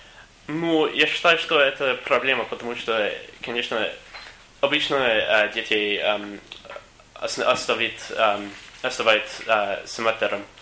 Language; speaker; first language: Russian; non-native, learner; English